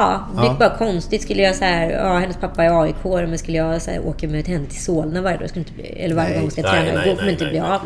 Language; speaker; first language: Swedish; native; Swedish